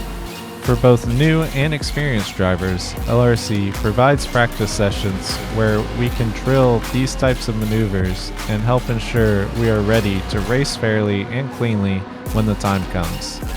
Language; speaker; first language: English; native; English